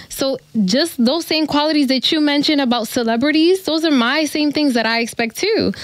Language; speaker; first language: English; native; English